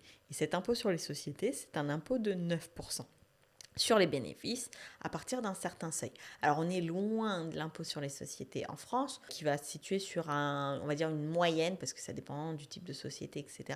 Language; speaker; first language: French; native; French